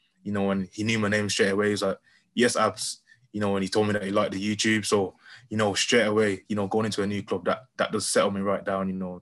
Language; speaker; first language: English; native; English